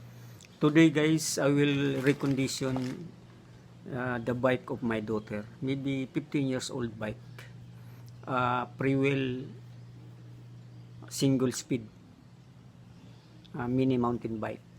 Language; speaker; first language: English; non-native, local second language; Filipino